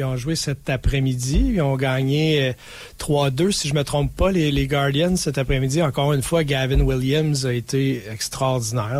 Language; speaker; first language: French; native; French